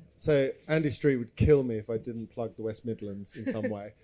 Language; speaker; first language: English; native; English